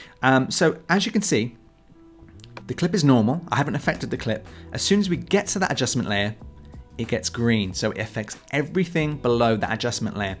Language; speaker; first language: English; native; English